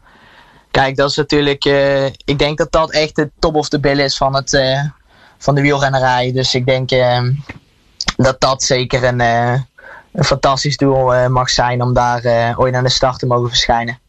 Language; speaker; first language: Dutch; native; Dutch